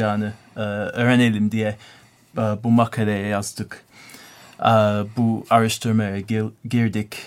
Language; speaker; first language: Turkish; non-native, learner; English